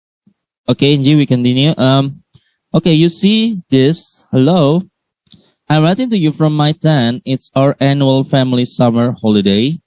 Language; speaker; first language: English; non-native, learner; Indonesian